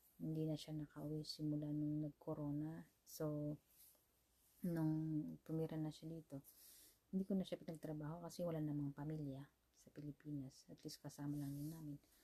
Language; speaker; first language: Filipino; native; Filipino